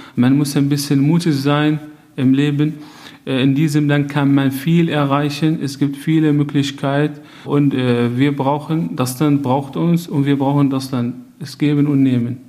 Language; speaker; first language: German; non-native, fluent; Arabic